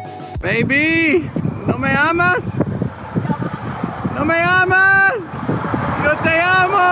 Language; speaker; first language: Spanish; non-native, learner; English